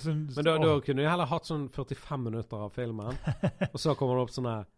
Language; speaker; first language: Norwegian; native; Norwegian